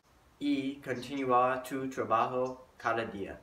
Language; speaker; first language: Spanish; non-native, learner; English